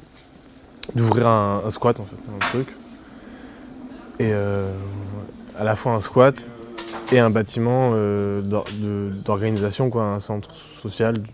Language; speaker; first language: French; native; French